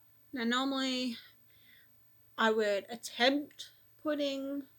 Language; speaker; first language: English; native; English